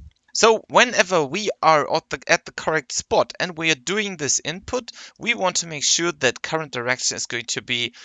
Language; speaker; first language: English; non-native, fluent; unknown